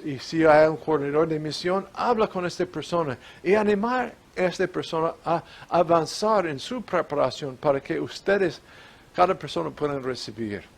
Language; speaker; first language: Spanish; non-native, fluent; English